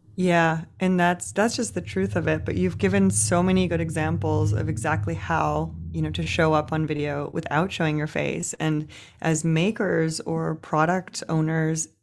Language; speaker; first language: English; native; English